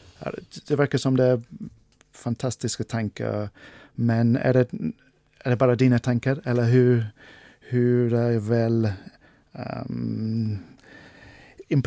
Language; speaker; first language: Swedish; non-native, fluent; English